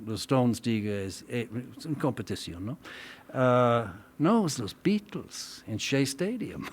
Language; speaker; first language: Spanish; non-native, learner; English